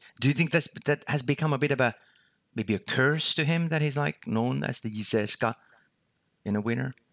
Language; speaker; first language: English; non-native, fluent; Finnish